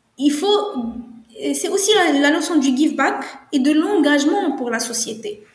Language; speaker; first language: French; non-native, local second language; Arabic